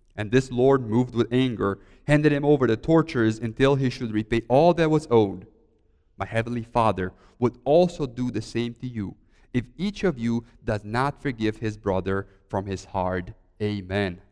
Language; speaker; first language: English; early bilingual, other home language; Romanian